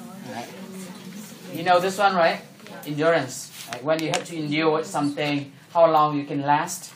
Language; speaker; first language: English; non-native, fluent; Vietnamese